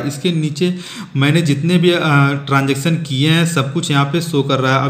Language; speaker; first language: Hindi; native; Hindi